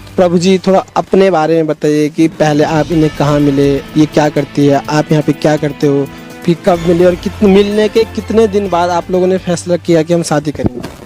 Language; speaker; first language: Hindi; native; Hindi